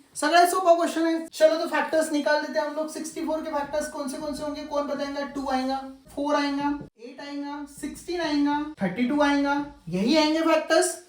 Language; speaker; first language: Hindi; non-native, local second language; Marathi